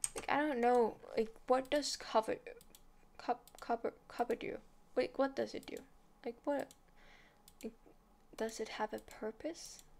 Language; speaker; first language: English; non-native, fluent; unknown